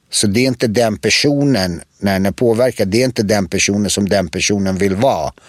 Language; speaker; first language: Swedish; early bilingual, other home language; Serbian